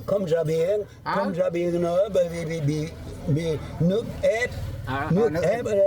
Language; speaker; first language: Vietnamese; non-native, fluent; French